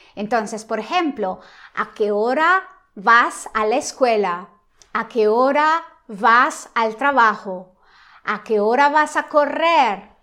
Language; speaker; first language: Spanish; non-native, fluent; Italian